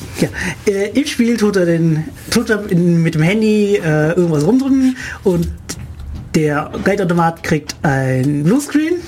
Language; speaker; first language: German; native; German